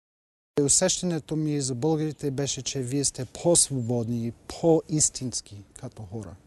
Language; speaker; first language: Bulgarian; non-native, fluent; English